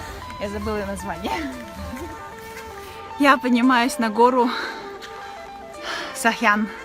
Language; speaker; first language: Russian; native; Russian